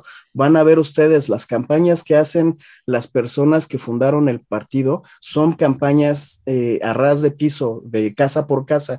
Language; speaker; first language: Spanish; native; Spanish